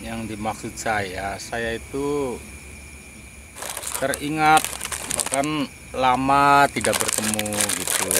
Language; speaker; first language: Indonesian; non-native, local second language; Javanese